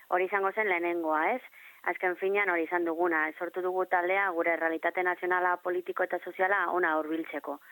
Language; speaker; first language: Basque; non-native, learner; Catalan